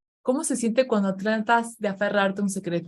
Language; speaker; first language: Spanish; native; Spanish